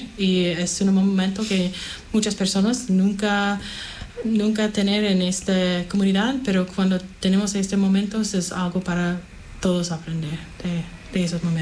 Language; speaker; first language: Spanish; non-native, fluent; English